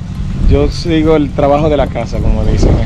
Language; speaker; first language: Spanish; native; Spanish